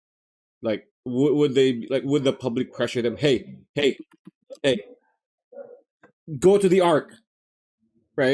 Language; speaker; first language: English; native; English